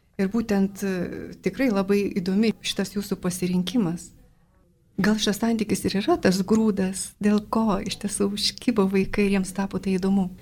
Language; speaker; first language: Lithuanian; native; Lithuanian